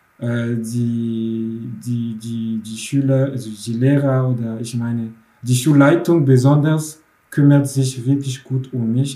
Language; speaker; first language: German; non-native, fluent; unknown